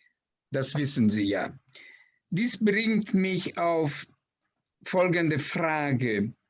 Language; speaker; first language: German; non-native, fluent; Italian